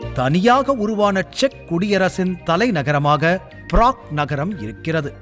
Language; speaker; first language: Tamil; native; Tamil